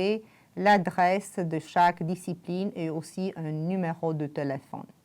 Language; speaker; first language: French; non-native, fluent; Romanian